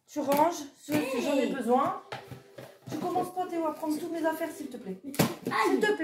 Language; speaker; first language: French; native; French